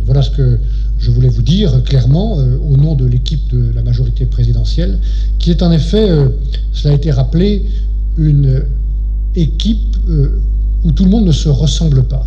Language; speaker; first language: French; native; French